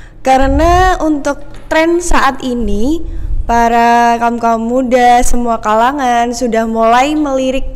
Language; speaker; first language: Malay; non-native, local second language; Javanese